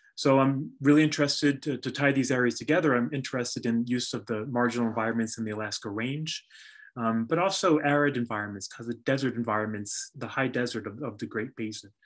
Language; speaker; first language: English; native; English